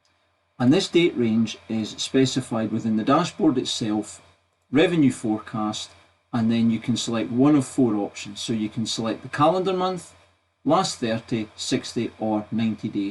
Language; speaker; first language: English; native; English